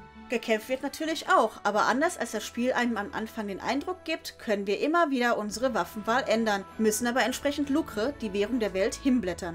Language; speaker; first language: German; native; German